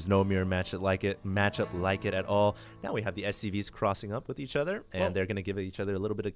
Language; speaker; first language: English; native; English